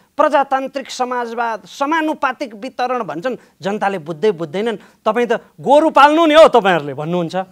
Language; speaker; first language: Nepali; native; Nepali